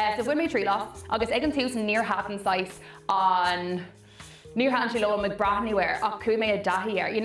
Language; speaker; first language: Irish; non-native, local second language; English